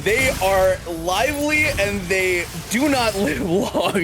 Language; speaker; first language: English; native; English